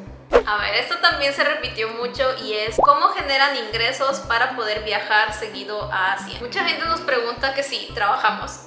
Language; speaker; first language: Spanish; native; Spanish